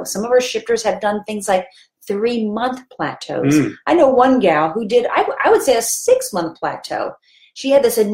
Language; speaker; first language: English; native; English